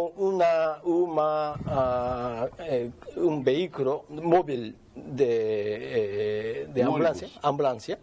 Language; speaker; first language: Portuguese; non-native, learner; Japanese